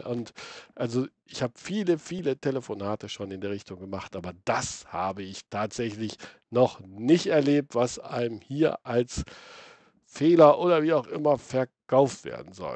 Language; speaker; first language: German; native; German